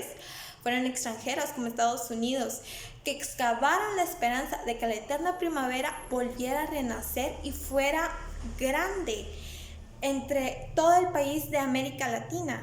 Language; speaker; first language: Spanish; native; Spanish